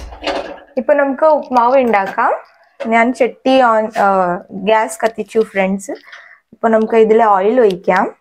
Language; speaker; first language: Malayalam; non-native, learner; Hindi